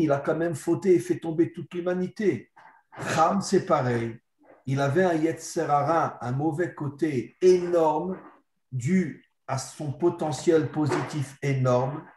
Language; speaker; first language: French; native; French